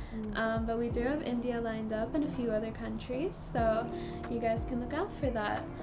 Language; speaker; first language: English; native; English